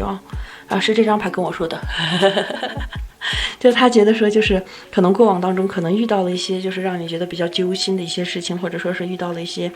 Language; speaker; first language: Chinese; native; Chinese